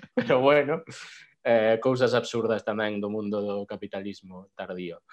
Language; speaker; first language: Galician; non-native, local second language; Spanish